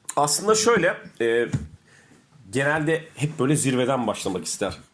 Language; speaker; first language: Turkish; native; Turkish